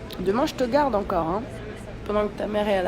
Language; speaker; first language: French; native; French